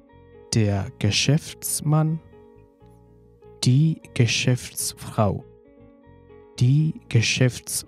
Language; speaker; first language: German; non-native, fluent; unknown